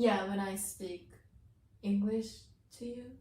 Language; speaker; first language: English; non-native, learner; Japanese